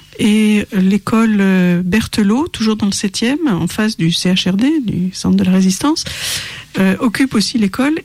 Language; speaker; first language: French; native; French